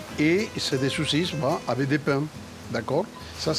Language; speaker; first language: French; non-native, fluent; Spanish